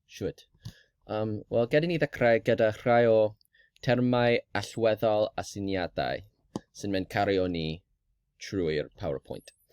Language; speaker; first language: Welsh; non-native, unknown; English